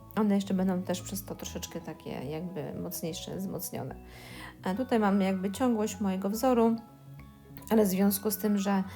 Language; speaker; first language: Polish; native; Polish